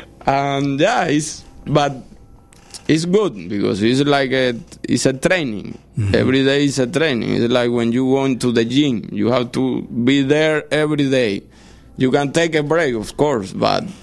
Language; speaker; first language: English; non-native, fluent; Spanish